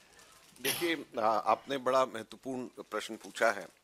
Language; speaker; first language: Hindi; native; Hindi